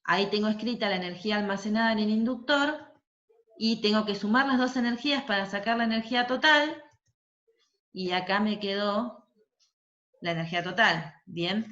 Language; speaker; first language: Spanish; native; Spanish